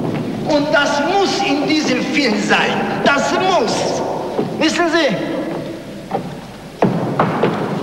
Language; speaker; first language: German; non-native, learner; Polish